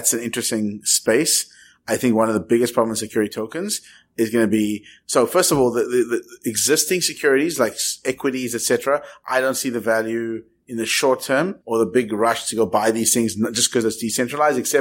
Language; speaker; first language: English; native; English